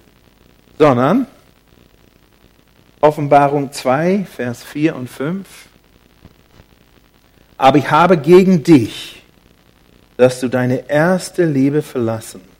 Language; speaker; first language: German; non-native, fluent; English